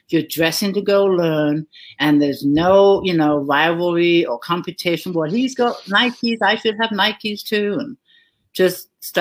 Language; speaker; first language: English; native; English